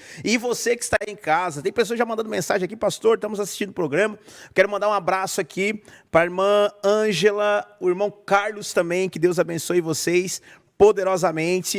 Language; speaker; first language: Portuguese; native; Portuguese